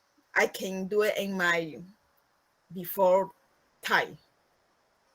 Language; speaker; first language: English; non-native, learner; Spanish